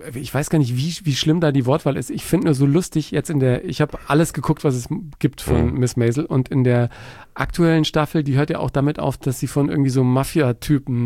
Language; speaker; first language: German; native; German